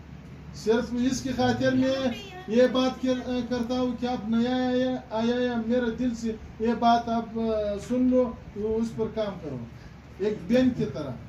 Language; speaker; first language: Hindi; non-native, learner; Pashto